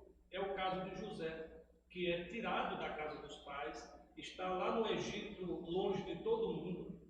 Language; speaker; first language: Portuguese; native; Portuguese